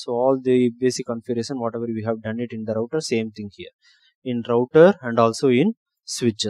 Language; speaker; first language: English; non-native, local second language; Tamil